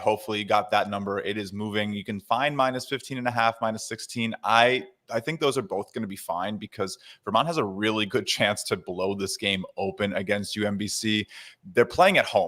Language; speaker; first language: English; native; English